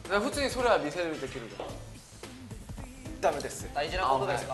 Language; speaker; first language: Japanese; non-native, fluent; Korean